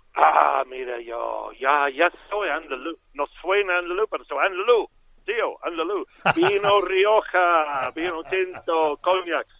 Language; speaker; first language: Spanish; non-native, fluent; English